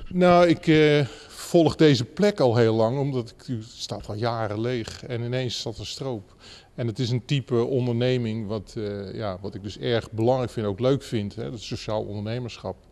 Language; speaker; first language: Dutch; native; Dutch